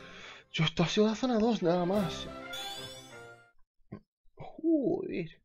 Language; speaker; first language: Spanish; native; Spanish